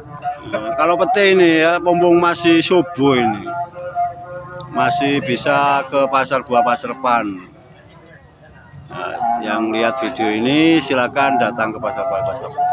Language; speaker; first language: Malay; non-native, local second language; Javanese